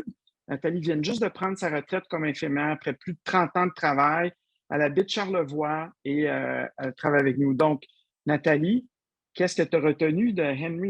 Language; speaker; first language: French; native; French